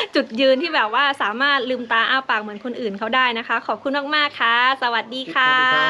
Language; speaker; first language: Thai; non-native, local second language; Khmer